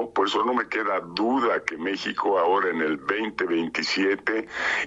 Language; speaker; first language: Spanish; native; Spanish